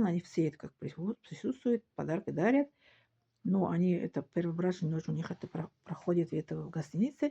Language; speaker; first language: Russian; non-native, local second language; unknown